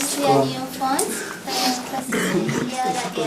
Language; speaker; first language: French; non-native, learner; Sinhala